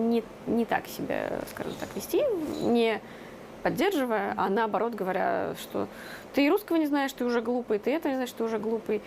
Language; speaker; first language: Russian; native; Russian